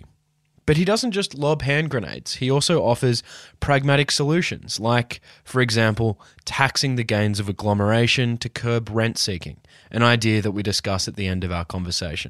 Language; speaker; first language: English; native; English